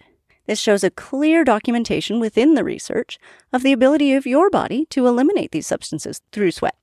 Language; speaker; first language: English; native; English